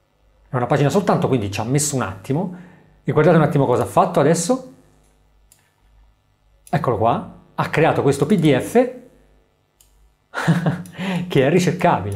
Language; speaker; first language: Italian; native; Italian